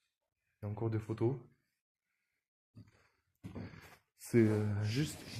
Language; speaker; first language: French; native; French